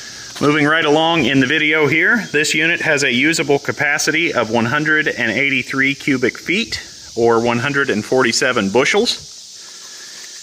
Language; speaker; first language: English; native; English